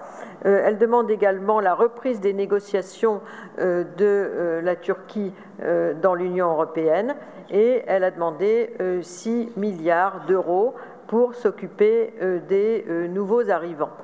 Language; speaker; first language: French; native; French